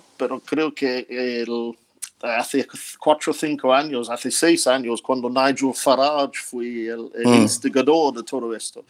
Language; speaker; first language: Spanish; non-native, fluent; English